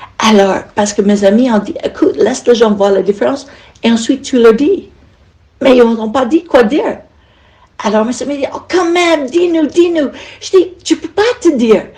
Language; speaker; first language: French; non-native, fluent; English